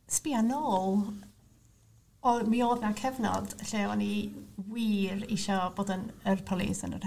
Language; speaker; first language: Welsh; non-native, local second language; English